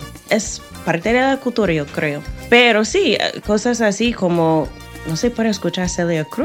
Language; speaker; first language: Spanish; non-native, fluent; English